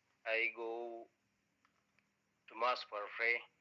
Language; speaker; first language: English; non-native, learner; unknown